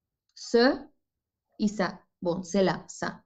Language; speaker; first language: French; non-native, fluent; Spanish